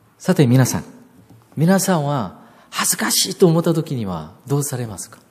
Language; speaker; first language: Japanese; non-native, fluent; Korean